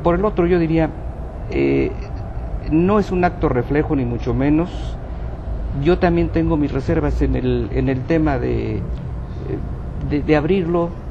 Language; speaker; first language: Spanish; native; Spanish